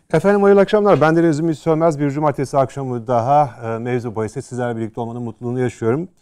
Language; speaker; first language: Turkish; native; Turkish